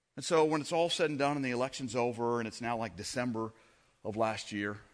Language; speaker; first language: English; native; English